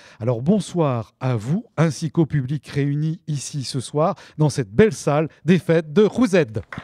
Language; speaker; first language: French; native; French